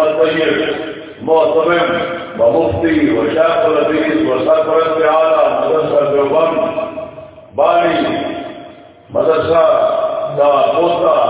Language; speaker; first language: Urdu; non-native, local second language; Punjabi